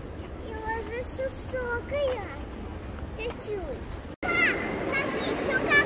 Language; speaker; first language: Russian; early bilingual, other home language; Tajik